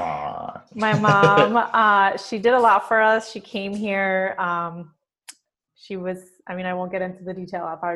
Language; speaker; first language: English; non-native, fluent; Spanish